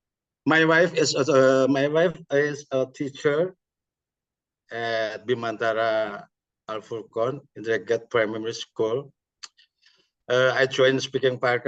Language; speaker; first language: English; non-native, learner; Indonesian